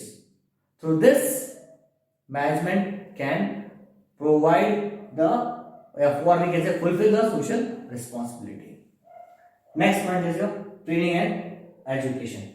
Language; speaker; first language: English; non-native, local second language; Hindi